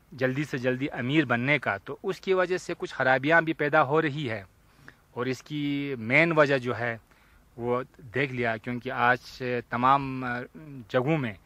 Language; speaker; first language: Urdu; non-native, local second language; Ladakhi